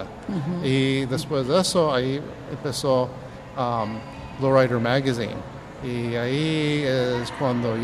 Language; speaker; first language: Spanish; early bilingual, heritage; English